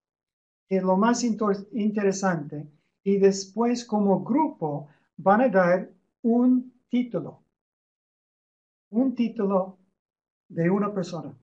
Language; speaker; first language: Spanish; non-native, fluent; English